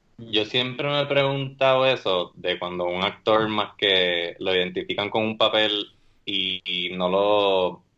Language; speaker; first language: Spanish; native; Spanish